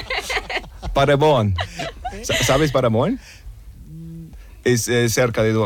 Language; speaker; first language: Spanish; non-native, learner; German